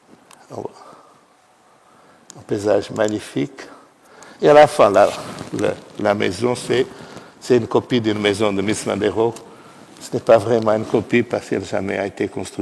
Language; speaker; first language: French; non-native, fluent; Portuguese